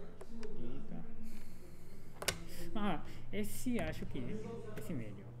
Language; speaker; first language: Portuguese; non-native, learner; Japanese